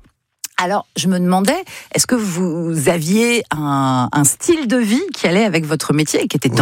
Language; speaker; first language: French; native; French